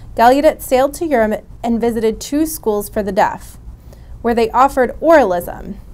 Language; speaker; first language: English; native; English